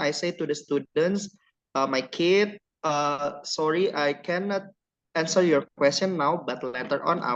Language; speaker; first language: English; non-native, learner; Indonesian